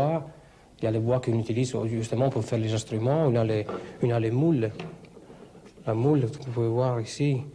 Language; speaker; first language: French; non-native, fluent; Italian